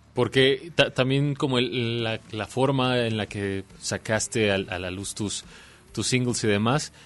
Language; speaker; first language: Spanish; native; Spanish